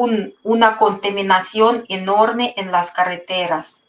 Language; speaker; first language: Spanish; non-native, fluent; Russian